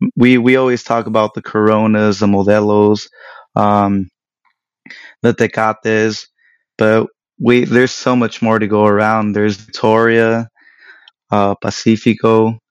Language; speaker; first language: English; early bilingual, other home language; Spanish